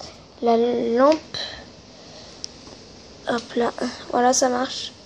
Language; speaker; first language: French; native; French